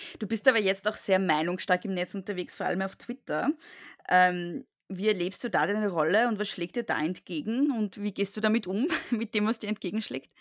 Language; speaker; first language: German; native; German